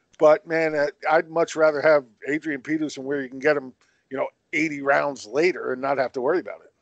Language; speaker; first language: English; native; English